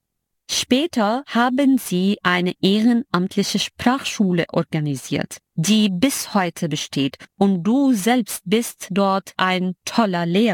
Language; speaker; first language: German; non-native, fluent; Arabic